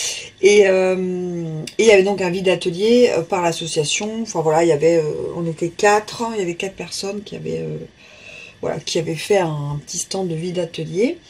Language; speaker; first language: French; native; French